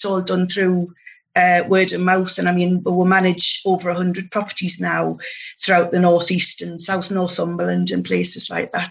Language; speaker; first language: English; native; English